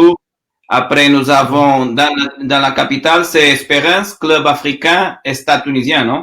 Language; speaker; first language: French; non-native, learner; Portuguese